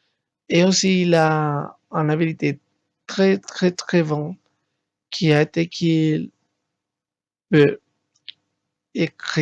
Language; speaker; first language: French; non-native, learner; Spanish